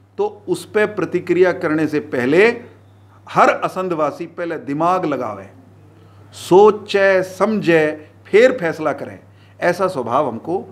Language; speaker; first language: Hindi; native; Hindi